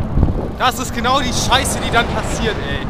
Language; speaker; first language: German; native; German